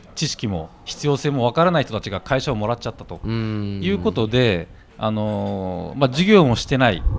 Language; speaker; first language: Japanese; native; Japanese